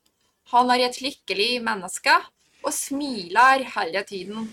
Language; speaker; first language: Norwegian; non-native, fluent; Polish